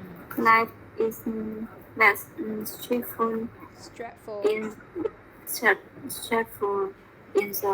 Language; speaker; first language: English; non-native, learner; Vietnamese